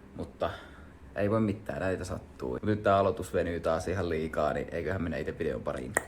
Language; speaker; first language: Finnish; native; Finnish